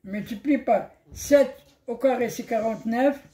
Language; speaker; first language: French; non-native, local second language; Arabic